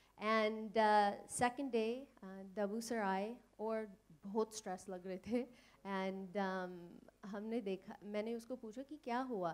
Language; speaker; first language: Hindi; non-native, learner; English